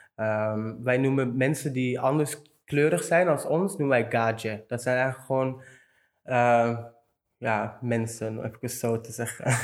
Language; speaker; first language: Dutch; early bilingual, other home language; Romany